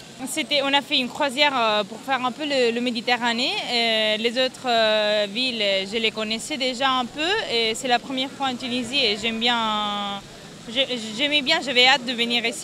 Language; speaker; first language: French; non-native, fluent; Italian